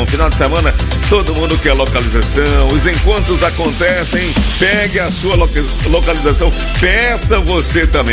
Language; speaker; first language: Portuguese; native; Portuguese